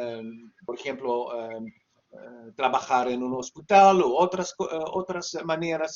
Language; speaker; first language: Spanish; non-native, learner; Dutch